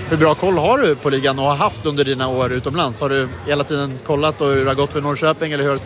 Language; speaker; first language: Swedish; native; Swedish